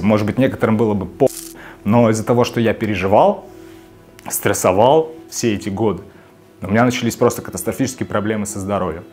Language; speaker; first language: Russian; native; Russian